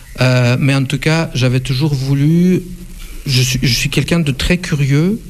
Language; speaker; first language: French; non-native, fluent; Russian